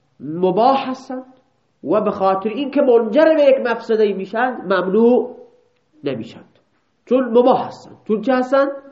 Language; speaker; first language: Persian; non-native, local second language; Baluchi